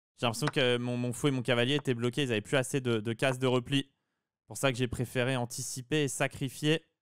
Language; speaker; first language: French; native; French